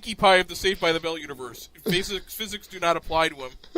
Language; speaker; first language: English; native; English